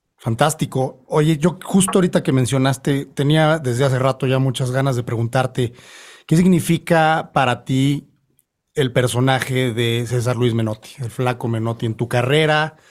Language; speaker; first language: Spanish; native; Spanish